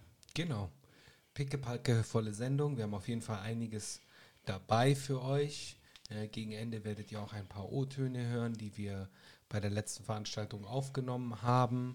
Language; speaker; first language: German; native; German